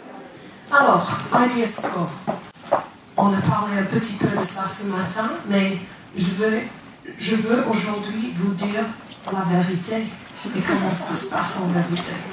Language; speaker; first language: French; non-native, fluent; English